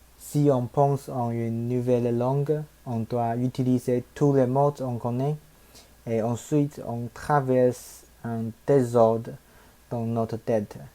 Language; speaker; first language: French; non-native, learner; Chinese